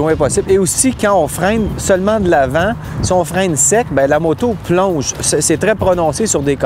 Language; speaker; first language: French; native; French